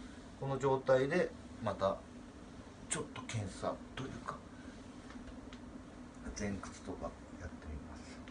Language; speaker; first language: Japanese; native; Japanese